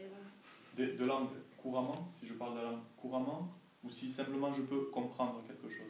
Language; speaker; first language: French; native; French